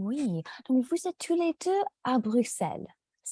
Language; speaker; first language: French; non-native, fluent; English